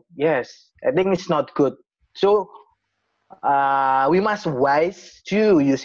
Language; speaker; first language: English; non-native, learner; Indonesian